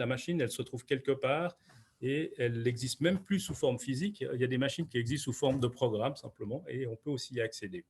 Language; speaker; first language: French; native; French